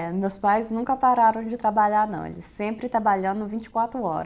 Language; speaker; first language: Portuguese; early bilingual, heritage; Portuguese